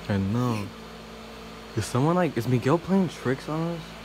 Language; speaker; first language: English; early bilingual, other home language; Spanish